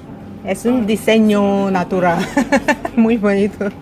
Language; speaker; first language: Spanish; non-native, fluent; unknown